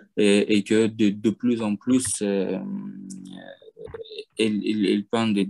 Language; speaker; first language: French; non-native, fluent; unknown